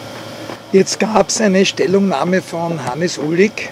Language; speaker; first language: German; native; German